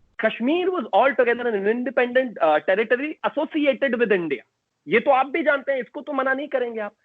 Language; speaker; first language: Hindi; native; Hindi